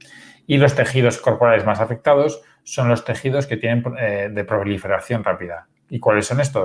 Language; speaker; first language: Spanish; native; Spanish